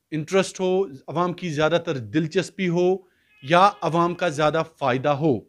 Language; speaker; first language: Hindi; non-native, local second language; Kashmiri